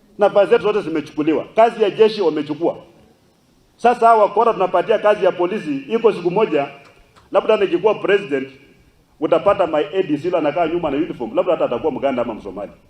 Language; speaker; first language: Swahili; non-native, local second language; Luyia